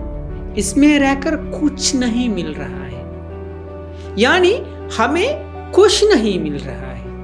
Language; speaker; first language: Hindi; non-native, fluent; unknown